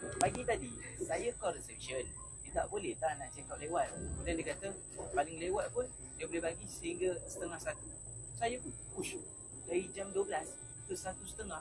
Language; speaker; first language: Malay; native; Malay